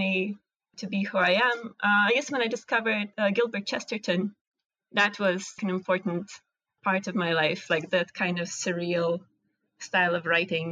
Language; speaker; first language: English; non-native, fluent; Russian